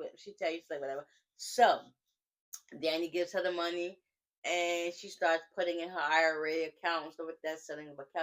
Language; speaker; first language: English; native; English